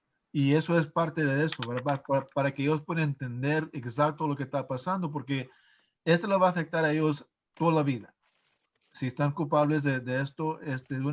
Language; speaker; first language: Spanish; early bilingual, heritage; English